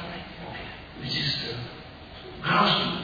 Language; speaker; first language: Russian; non-native, learner; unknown